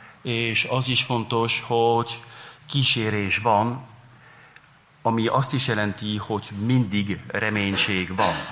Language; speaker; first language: Hungarian; non-native, fluent; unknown